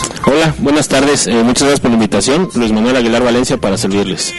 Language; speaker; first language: Spanish; native; Spanish